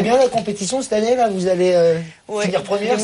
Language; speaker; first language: French; native; French